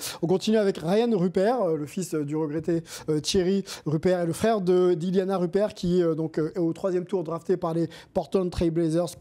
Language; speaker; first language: French; native; French